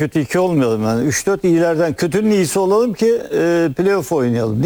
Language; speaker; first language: Turkish; native; Turkish